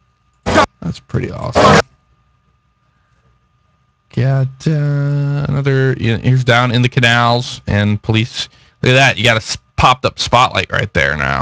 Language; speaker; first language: English; native; English